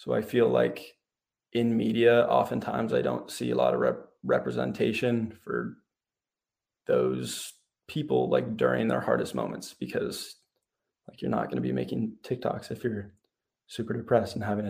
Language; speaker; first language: English; native; English